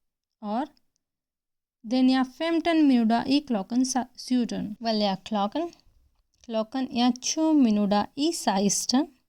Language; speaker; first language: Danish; non-native, fluent; Hindi